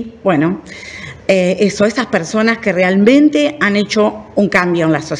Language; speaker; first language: Spanish; native; Spanish